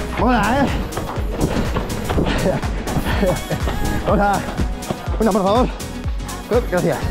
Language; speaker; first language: Spanish; native; Spanish